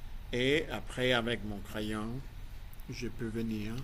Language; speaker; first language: French; non-native, fluent; Spanish